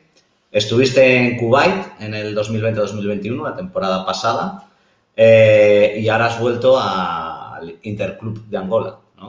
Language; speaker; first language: Spanish; native; Spanish